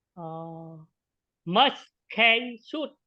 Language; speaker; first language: English; non-native, learner; Vietnamese